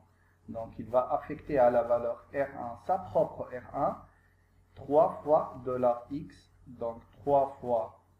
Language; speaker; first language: French; non-native, local second language; Arabic